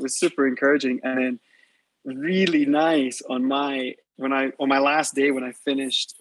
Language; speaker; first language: English; native; English